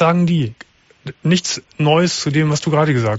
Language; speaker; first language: German; native; German